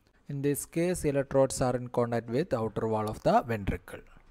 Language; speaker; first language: English; non-native, local second language; Malayalam